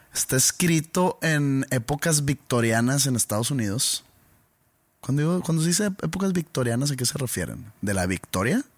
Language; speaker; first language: Spanish; native; Spanish